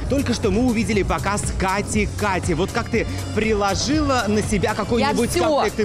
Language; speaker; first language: Russian; native; Russian